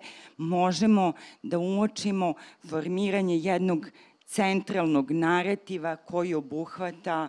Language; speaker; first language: Serbian; native; Serbian